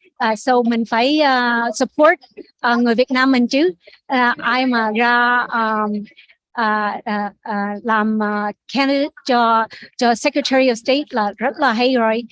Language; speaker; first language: Vietnamese; early bilingual, heritage; Vietnamese